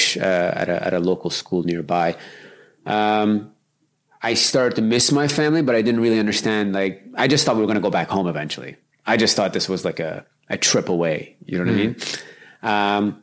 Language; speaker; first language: English; native; English